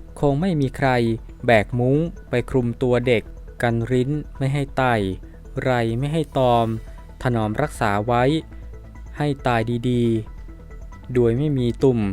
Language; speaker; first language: Thai; native; Thai